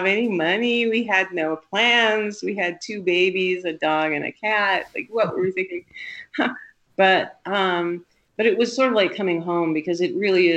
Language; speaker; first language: English; native; English